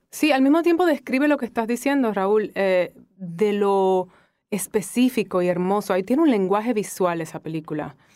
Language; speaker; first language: Spanish; native; Spanish